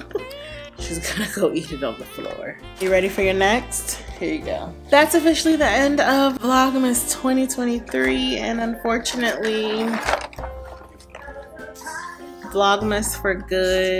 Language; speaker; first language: English; native; English